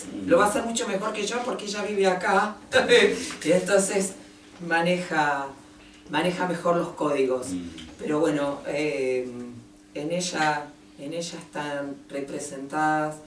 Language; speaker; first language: Spanish; native; Spanish